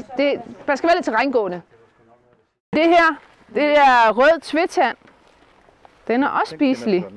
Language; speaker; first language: Danish; native; Danish